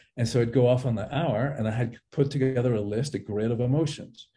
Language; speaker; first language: English; early bilingual, other home language; Spanish